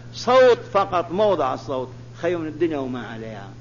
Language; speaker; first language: Arabic; native; Arabic